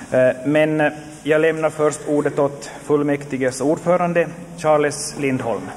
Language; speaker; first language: Swedish; native; Swedish